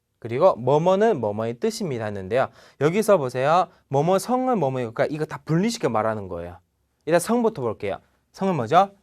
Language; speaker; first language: Korean; non-native, fluent; Chinese